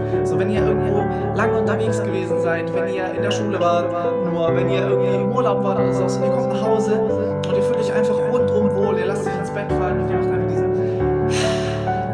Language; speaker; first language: German; native; German